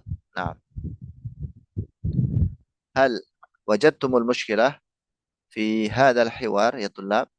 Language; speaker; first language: Arabic; non-native, fluent; Indonesian